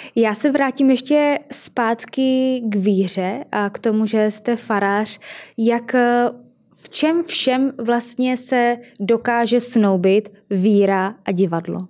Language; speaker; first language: Czech; native; Czech